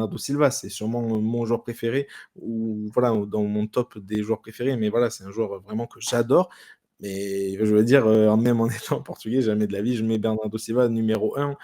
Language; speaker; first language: French; native; French